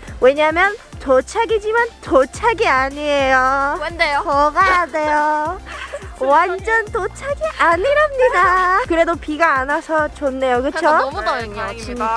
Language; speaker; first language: Korean; early bilingual, heritage; Korean